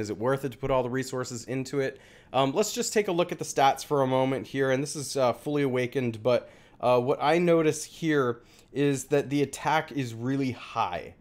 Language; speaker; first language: English; native; English